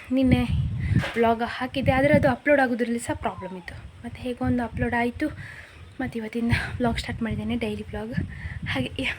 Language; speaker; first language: Kannada; non-native, local second language; Konkani